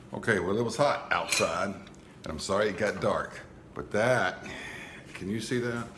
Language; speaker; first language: English; native; English